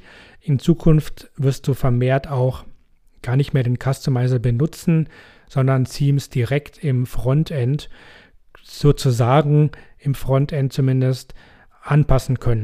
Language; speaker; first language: German; native; German